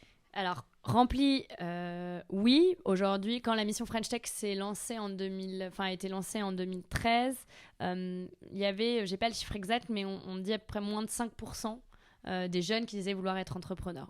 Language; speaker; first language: French; native; French